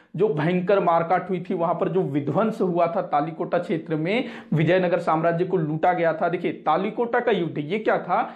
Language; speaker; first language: Hindi; non-native, local second language; Marathi